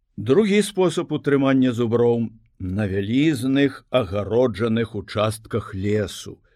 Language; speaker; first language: Belarusian; native; Belarusian